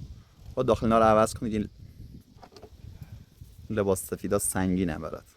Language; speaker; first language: Persian; native; Persian